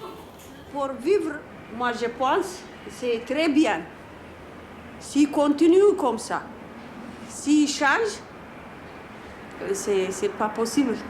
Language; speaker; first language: French; non-native, learner; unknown